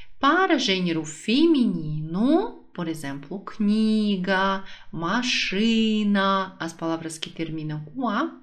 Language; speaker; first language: Portuguese; non-native, fluent; Russian